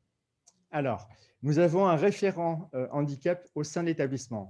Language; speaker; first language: French; native; French